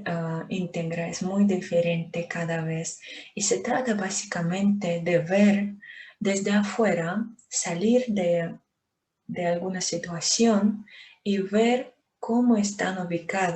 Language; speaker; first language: Spanish; non-native, fluent; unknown